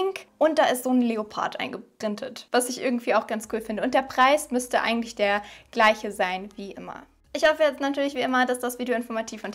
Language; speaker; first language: German; native; German